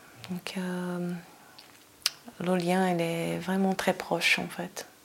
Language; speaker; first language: French; non-native, fluent; Portuguese